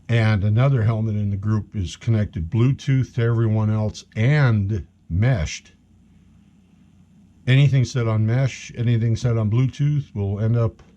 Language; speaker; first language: English; native; English